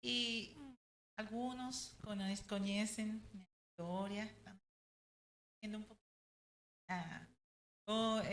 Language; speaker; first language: Portuguese; non-native, learner; Spanish